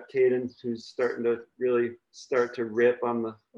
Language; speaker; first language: English; native; English